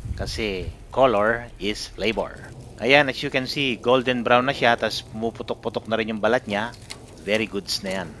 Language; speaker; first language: Filipino; non-native, local second language; Iloko